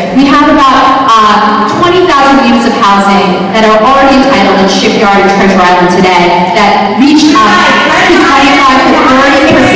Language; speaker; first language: English; native; English